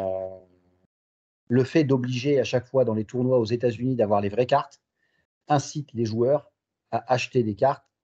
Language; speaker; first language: French; native; French